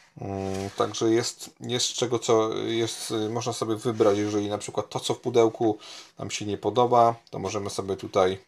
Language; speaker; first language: Polish; native; Polish